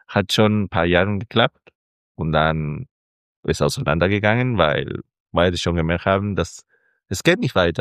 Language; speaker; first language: German; non-native, fluent; Spanish